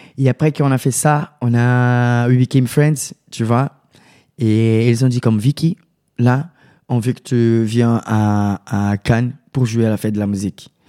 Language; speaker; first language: French; non-native, learner; Portuguese